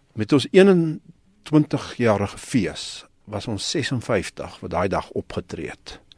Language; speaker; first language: Afrikaans; native; Afrikaans